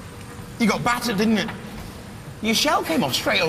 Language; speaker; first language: English; native; English